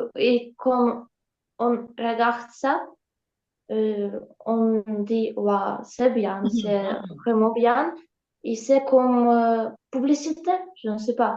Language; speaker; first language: French; non-native, learner; Ukrainian